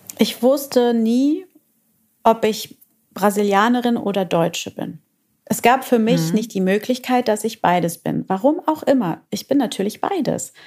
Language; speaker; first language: German; early bilingual, other home language; Portuguese